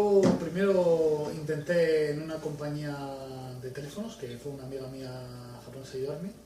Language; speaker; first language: Spanish; native; Spanish